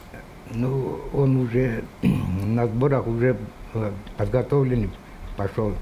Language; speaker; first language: Russian; non-native, local second language; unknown